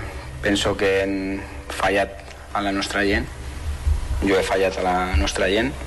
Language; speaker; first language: Catalan; non-native, fluent; Spanish